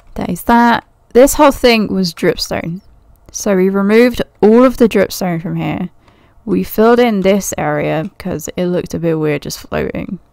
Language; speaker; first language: English; native; English